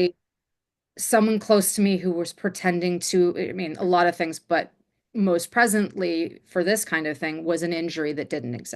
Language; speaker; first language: English; native; English